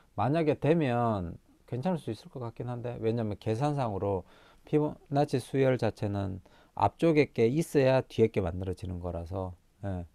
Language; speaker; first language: Korean; native; Korean